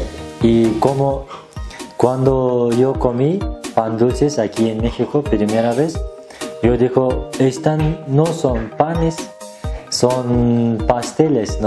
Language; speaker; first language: Spanish; non-native, learner; Turkish